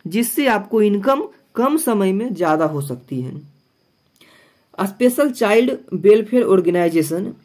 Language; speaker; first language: Hindi; native; Hindi